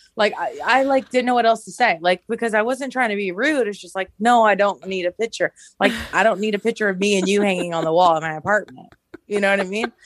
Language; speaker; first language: English; native; English